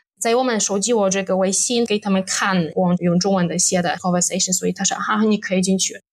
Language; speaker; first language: Chinese; non-native, fluent; Polish